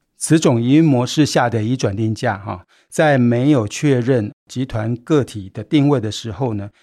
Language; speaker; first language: Chinese; native; Chinese